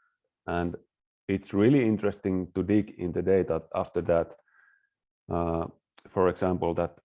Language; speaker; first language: English; non-native, fluent; Finnish